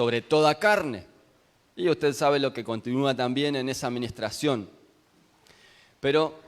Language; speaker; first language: Spanish; native; Spanish